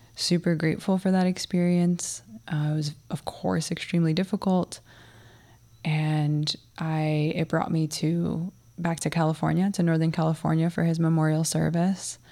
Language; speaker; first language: English; early bilingual, other home language; Russian